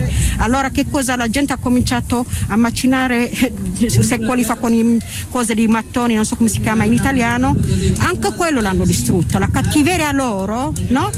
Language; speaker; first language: Italian; non-native, fluent; Tigrinya